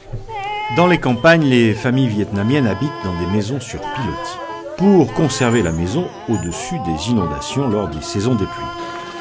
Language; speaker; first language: French; native; French